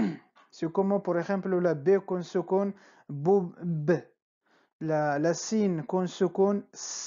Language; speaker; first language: Spanish; non-native, fluent; Arabic